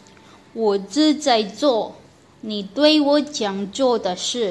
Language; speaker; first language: Chinese; non-native, learner; Filipino